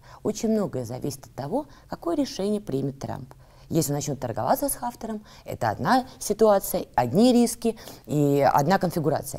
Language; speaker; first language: Russian; native; Russian